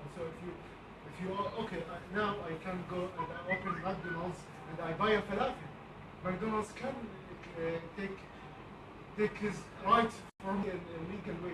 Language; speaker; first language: English; non-native, learner; Arabic